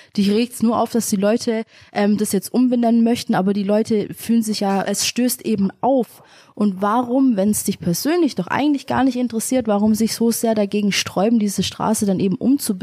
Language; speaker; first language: German; early bilingual, other home language; Turkish